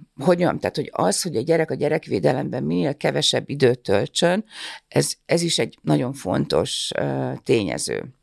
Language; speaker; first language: Hungarian; early bilingual, other home language; Russian